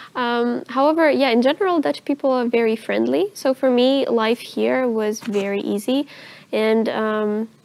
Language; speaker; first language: English; non-native, fluent; Russian